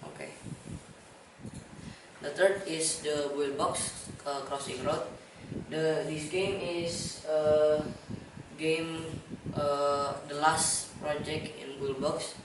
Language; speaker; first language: English; non-native, learner; Indonesian